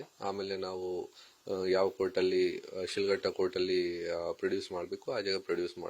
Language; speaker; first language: Kannada; non-native, fluent; Hindi